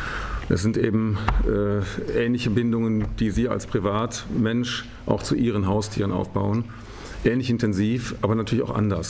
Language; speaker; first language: German; native; German